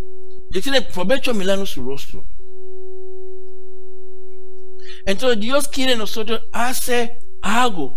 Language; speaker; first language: Spanish; non-native, learner; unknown